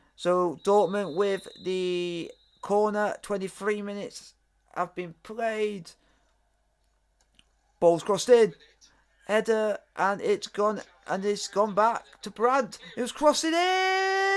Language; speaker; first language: English; native; English